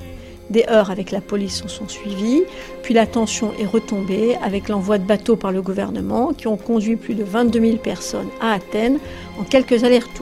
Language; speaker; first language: French; native; French